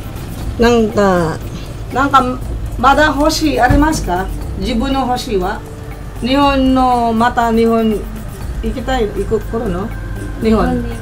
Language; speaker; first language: Japanese; non-native, learner; Filipino